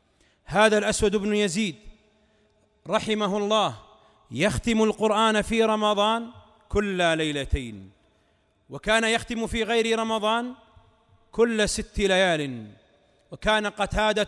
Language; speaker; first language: Arabic; native; Arabic